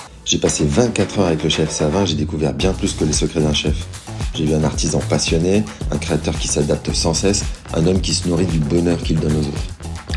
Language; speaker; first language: French; native; French